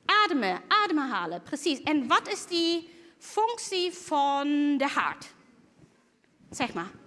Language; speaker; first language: Dutch; non-native, fluent; German